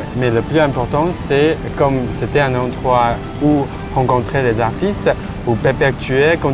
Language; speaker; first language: French; non-native, fluent; Chinese